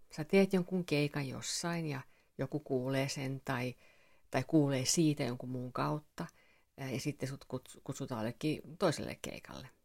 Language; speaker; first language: Finnish; non-native, local second language; Swedish